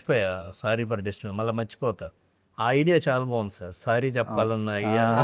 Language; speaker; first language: Telugu; native; Telugu